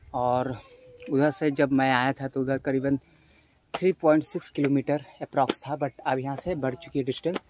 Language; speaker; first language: Hindi; native; Hindi